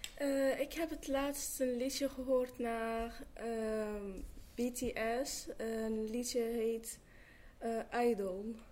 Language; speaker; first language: Dutch; early bilingual, other home language; Arabic